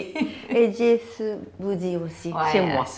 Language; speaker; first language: French; non-native, learner; Japanese